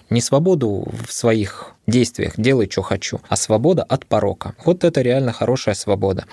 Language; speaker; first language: Russian; early bilingual, other home language; Arabic